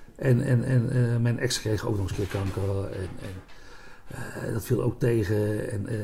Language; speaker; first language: Dutch; native; Dutch